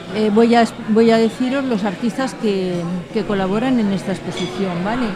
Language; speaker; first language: Spanish; non-native, fluent; German